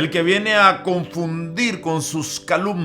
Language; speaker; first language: Spanish; native; Spanish